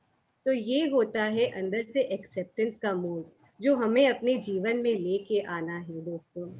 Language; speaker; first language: Hindi; native; Hindi